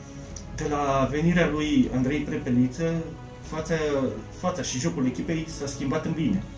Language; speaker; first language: Romanian; native; Romanian